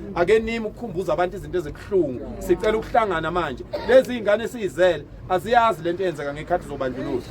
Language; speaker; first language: Zulu; native; Zulu